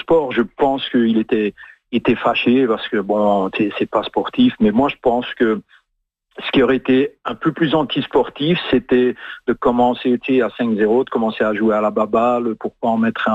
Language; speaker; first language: French; native; French